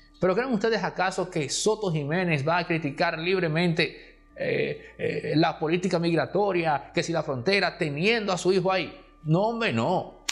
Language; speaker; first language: Spanish; native; Spanish